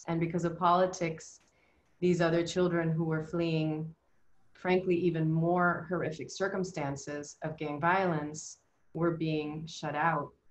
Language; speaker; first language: English; early bilingual, other home language; Spanish